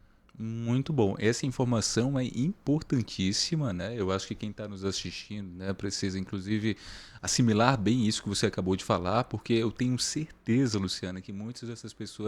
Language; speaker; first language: Portuguese; native; Portuguese